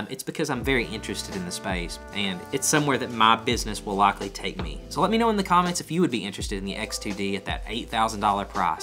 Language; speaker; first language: English; native; English